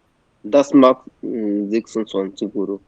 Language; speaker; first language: German; non-native, learner; Hindi